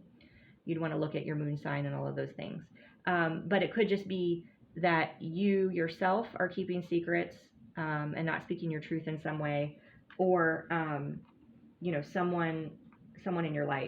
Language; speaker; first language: English; native; English